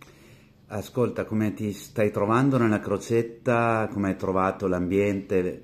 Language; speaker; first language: Italian; native; Italian